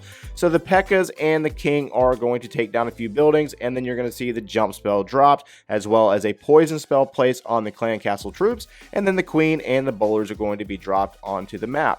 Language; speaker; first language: English; native; English